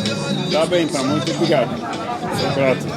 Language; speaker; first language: Portuguese; non-native, learner; English